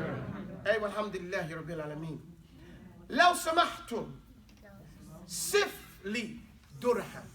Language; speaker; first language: Arabic; non-native, fluent; English